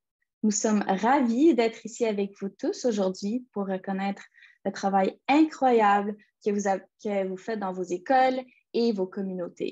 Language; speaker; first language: French; native; French